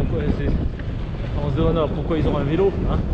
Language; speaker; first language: French; native; French